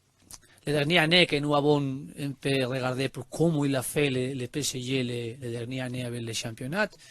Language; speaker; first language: French; non-native, learner; Spanish